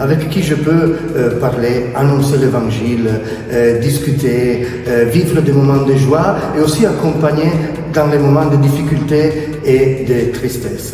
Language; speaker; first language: French; non-native, fluent; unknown